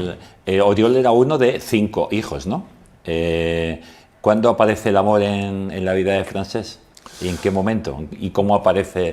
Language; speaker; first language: Spanish; native; Spanish